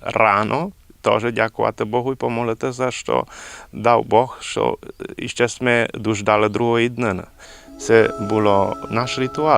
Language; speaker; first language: Ukrainian; early bilingual, heritage; Rusyn